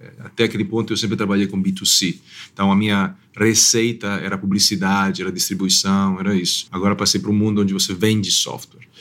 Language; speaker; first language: Portuguese; non-native, fluent; Italian